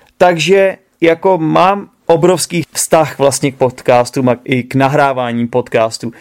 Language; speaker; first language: Czech; native; Czech